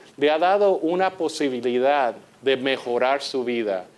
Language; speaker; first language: Spanish; native; Spanish